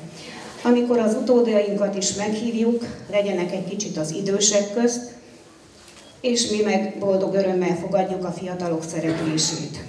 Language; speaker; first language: Hungarian; native; Hungarian